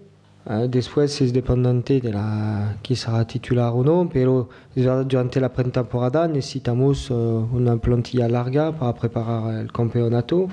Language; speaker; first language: Spanish; non-native, learner; French